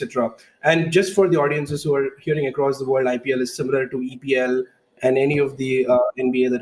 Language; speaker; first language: English; non-native, local second language; Hindi